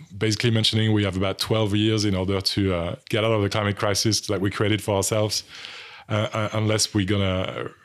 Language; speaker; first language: English; non-native, fluent; French